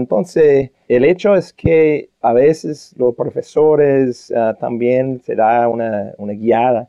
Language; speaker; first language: Spanish; non-native, fluent; English